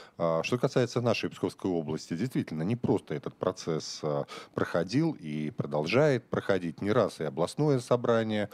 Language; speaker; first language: Russian; native; Russian